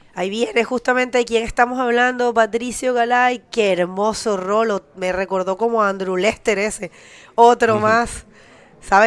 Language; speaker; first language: Spanish; native; Spanish